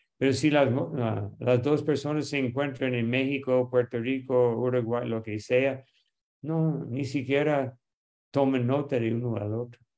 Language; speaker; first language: Spanish; non-native, fluent; English